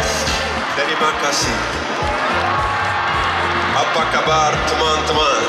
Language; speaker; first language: Indonesian; non-native, learner; English